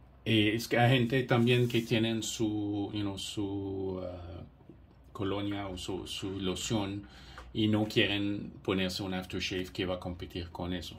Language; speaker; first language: Spanish; non-native, fluent; English